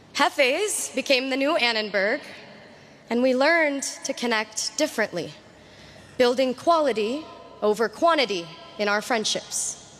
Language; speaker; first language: English; native; English